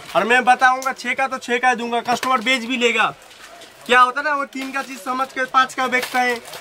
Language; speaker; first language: Hindi; non-native, local second language; Bangla